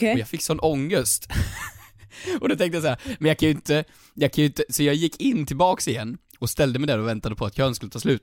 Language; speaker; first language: Swedish; native; Swedish